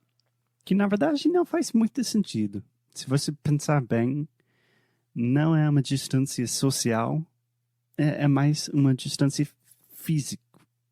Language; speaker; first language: Portuguese; non-native, fluent; English